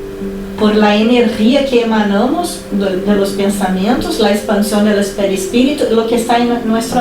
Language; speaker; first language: Spanish; non-native, fluent; Portuguese